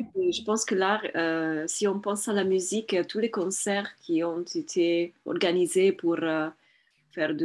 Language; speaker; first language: French; non-native, fluent; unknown